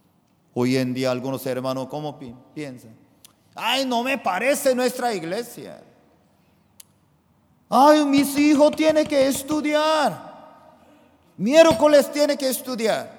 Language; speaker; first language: Spanish; non-native, fluent; Korean